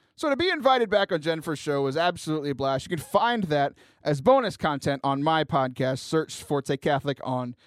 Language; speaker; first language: English; native; English